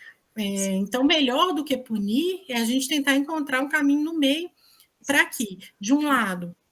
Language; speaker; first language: Portuguese; native; Portuguese